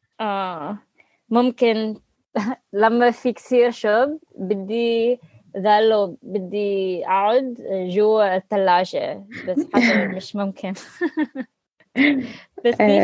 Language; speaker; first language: Arabic; non-native, learner; English